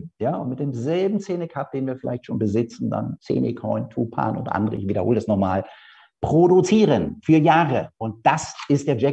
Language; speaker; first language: German; native; German